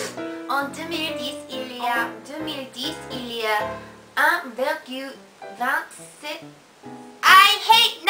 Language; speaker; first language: French; non-native, learner; Korean